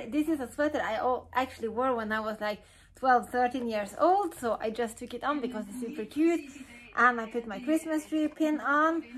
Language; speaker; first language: English; non-native, fluent; Norwegian